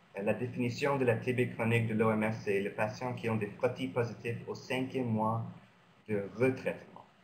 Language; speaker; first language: French; non-native, local second language; English